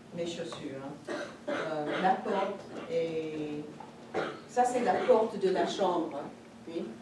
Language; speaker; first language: French; non-native, fluent; English